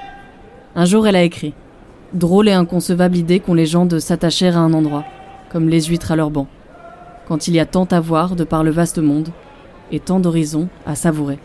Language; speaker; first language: French; native; French